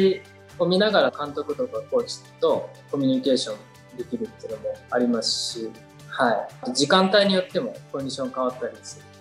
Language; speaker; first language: Japanese; native; Japanese